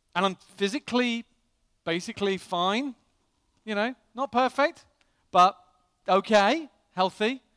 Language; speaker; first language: English; native; English